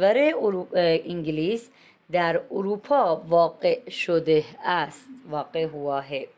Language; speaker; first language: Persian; non-native, fluent; Urdu